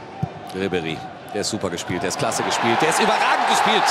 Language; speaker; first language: German; native; German